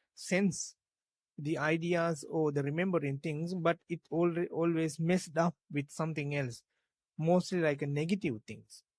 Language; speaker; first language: English; non-native, local second language; Sinhala